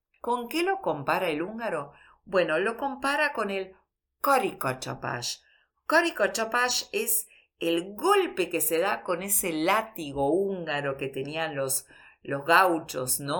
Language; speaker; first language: Spanish; early bilingual, heritage; Spanish